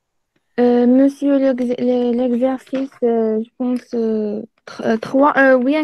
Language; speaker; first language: French; non-native, local second language; Arabic